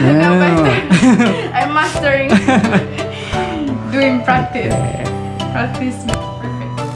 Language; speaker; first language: English; non-native, fluent; Italian